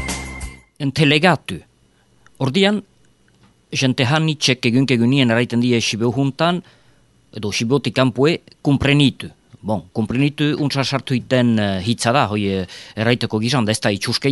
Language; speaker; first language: Basque; native; Basque